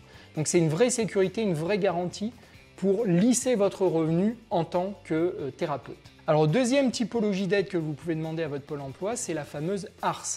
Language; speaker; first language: French; native; French